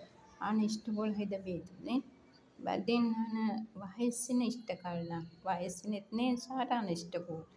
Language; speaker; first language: Arabic; non-native, learner; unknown